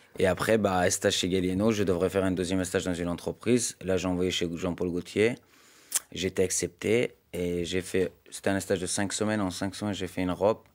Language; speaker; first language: French; non-native, fluent; Persian